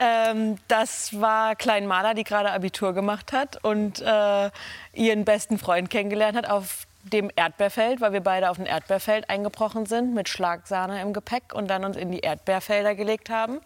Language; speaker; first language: German; native; German